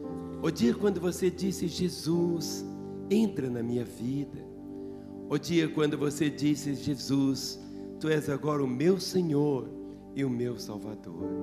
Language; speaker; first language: Portuguese; native; Portuguese